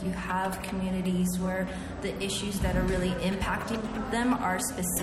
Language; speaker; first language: English; native; English